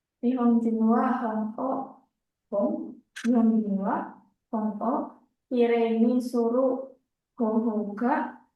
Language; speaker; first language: Japanese; non-native, learner; Indonesian